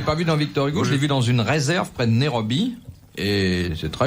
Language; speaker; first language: French; native; French